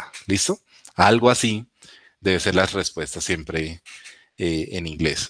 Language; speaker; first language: Spanish; native; Spanish